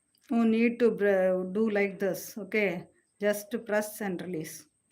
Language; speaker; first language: English; non-native, local second language; Tamil